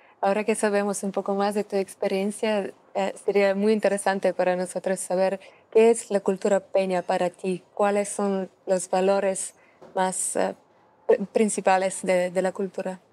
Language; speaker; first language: Spanish; non-native, learner; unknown